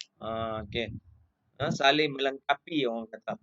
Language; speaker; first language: Malay; native; Malay